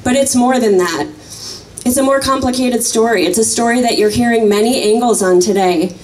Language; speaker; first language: English; native; English